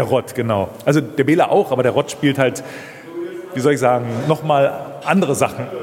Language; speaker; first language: German; native; German